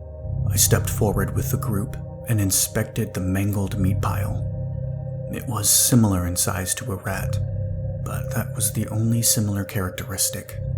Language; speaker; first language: English; native; English